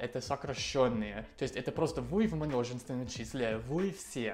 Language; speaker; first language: Russian; non-native, fluent; English